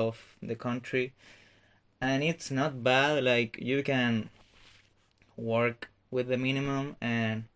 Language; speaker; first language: English; non-native, fluent; Spanish